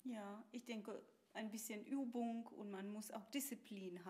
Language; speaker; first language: German; non-native, fluent; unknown